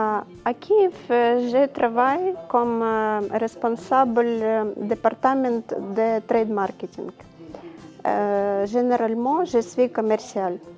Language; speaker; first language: French; non-native, learner; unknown